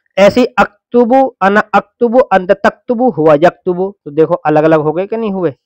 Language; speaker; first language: Urdu; native; Urdu